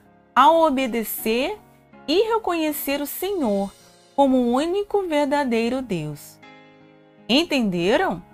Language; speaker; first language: Portuguese; native; Portuguese